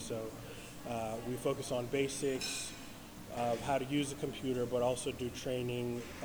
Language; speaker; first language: English; native; English